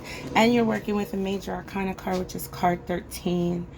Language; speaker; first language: English; native; English